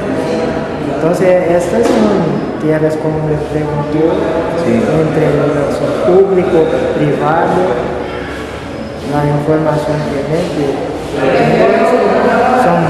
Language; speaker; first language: Spanish; non-native, learner; Portuguese